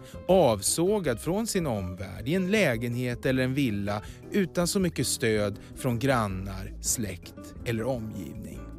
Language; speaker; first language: Swedish; native; Swedish